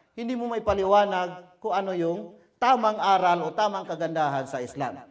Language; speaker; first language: Filipino; non-native, local second language; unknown